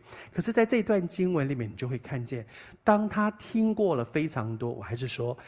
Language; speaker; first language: Chinese; native; Chinese